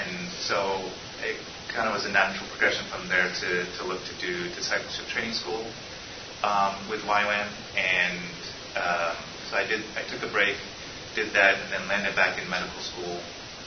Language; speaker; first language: English; native; English